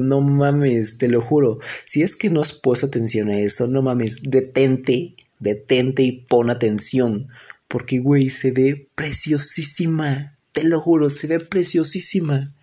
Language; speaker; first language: Spanish; native; Spanish